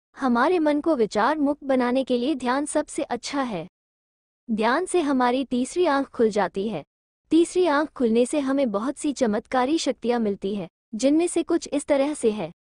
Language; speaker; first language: Hindi; native; Hindi